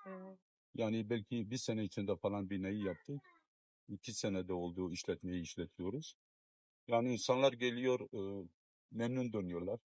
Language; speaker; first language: Turkish; non-native, fluent; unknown